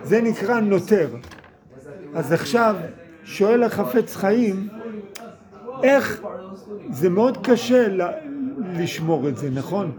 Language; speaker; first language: Hebrew; non-native, fluent; English